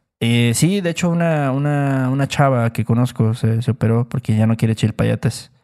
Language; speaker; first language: Spanish; native; Spanish